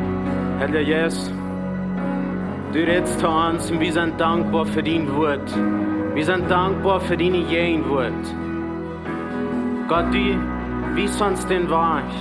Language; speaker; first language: German; early bilingual, heritage; Plautdietsch